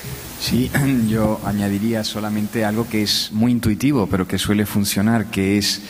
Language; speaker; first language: Spanish; native; Spanish